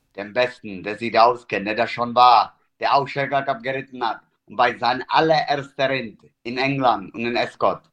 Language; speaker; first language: German; non-native, fluent; Italian